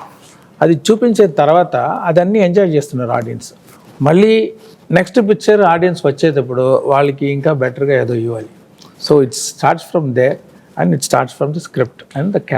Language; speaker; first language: Telugu; non-native, local second language; Tamil